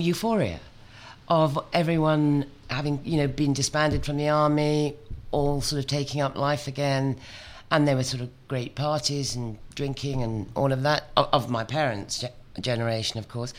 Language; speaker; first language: English; native; English